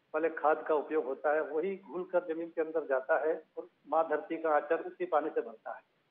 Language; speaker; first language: Hindi; native; Hindi